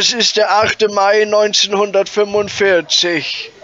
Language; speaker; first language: German; native; German